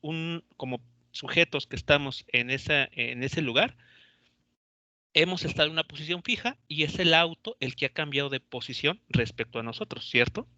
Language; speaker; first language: Spanish; native; Spanish